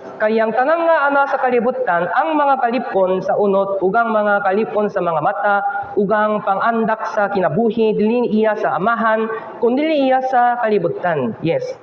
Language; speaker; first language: Cebuano; non-native, fluent; Korean